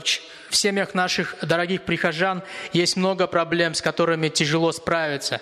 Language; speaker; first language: Russian; native; Russian